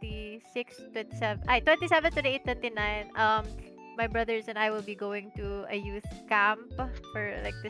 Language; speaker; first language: English; non-native, local second language; Filipino